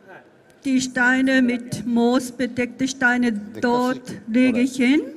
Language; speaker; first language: German; non-native, fluent; Japanese